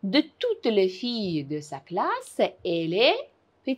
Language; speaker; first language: French; non-native, fluent; Uzbek